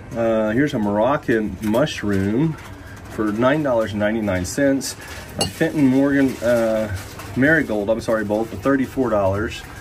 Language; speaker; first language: English; native; English